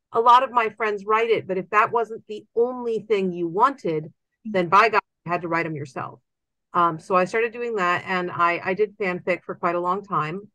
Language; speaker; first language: English; native; English